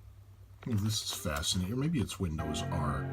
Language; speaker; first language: English; native; English